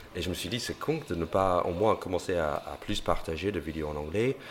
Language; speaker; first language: French; non-native, fluent; English